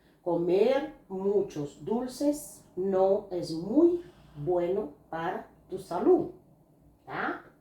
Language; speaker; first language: Spanish; non-native, fluent; Portuguese